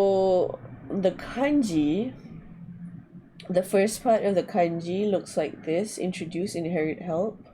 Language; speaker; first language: English; non-native, learner; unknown